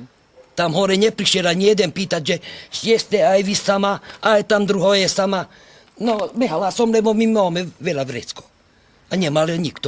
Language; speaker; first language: Slovak; non-native, local second language; Hungarian